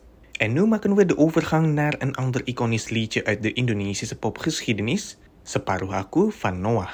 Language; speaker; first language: Dutch; non-native, fluent; Indonesian